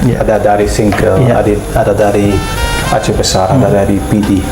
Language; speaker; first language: Indonesian; non-native, fluent; Dutch